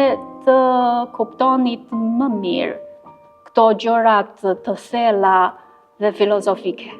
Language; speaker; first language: Albanian; non-native, fluent; Chinese